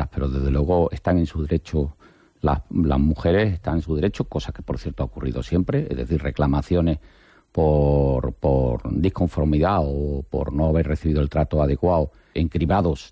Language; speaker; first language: Spanish; native; Spanish